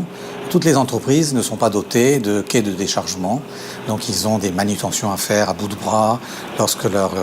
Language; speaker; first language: French; native; French